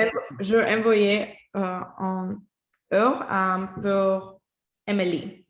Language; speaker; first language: French; non-native, learner; Spanish